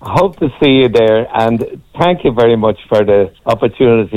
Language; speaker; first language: English; native; English